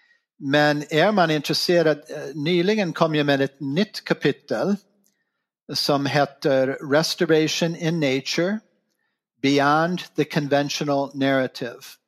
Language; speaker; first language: Swedish; non-native, fluent; English